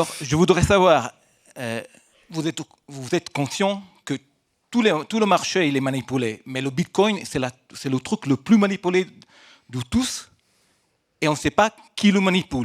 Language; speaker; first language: French; non-native, fluent; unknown